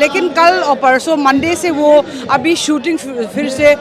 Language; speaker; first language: Hindi; non-native, local second language; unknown